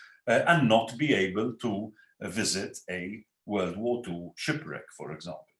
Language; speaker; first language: English; non-native, local second language; Maltese